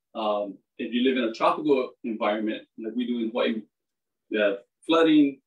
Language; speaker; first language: English; native; English